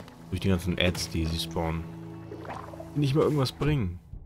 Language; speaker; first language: German; native; German